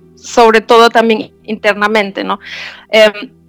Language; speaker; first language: Spanish; non-native, fluent; German